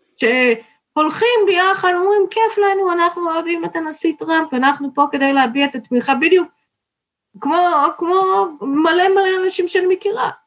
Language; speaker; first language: Hebrew; non-native, fluent; English